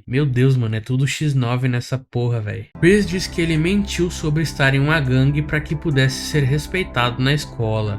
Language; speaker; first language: Portuguese; native; Portuguese